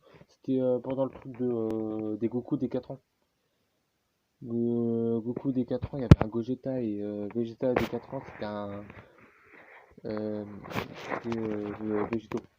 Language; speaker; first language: French; native; French